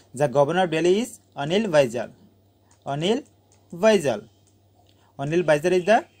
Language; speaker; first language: English; non-native, local second language; Bangla